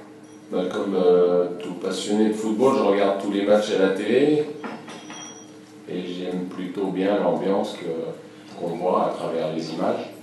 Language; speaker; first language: French; native; French